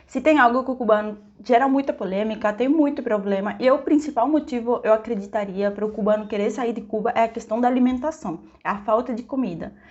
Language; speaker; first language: Portuguese; non-native, fluent; Spanish